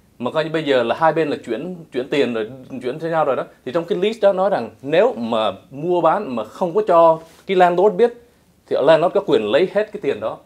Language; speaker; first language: Vietnamese; early bilingual, heritage; Vietnamese